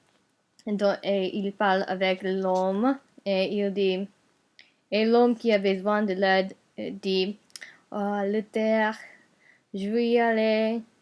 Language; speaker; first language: French; non-native, learner; Japanese